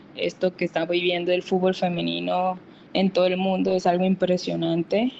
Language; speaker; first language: Spanish; native; Spanish